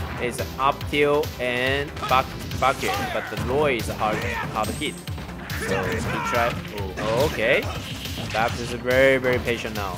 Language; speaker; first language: English; non-native, learner; Chinese